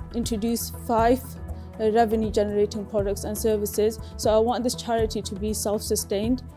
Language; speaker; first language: English; native; English